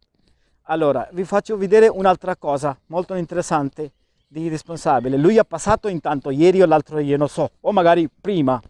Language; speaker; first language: Italian; non-native, learner; Urdu